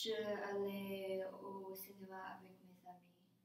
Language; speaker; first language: French; non-native, learner; Chinese